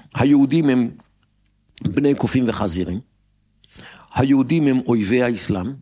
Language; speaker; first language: Hebrew; native; Hebrew